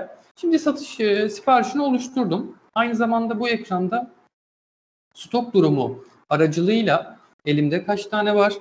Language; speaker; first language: Turkish; native; Turkish